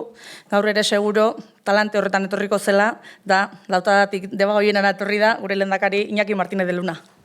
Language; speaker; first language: Basque; native; Basque